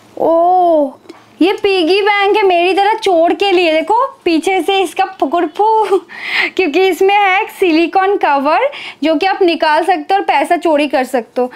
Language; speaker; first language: Hindi; non-native, local second language; Bangla